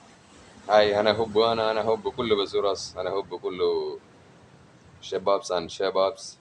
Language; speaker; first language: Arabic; non-native, learner; Malayalam